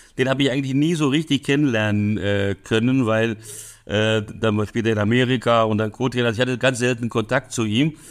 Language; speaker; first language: German; early bilingual, other home language; Hungarian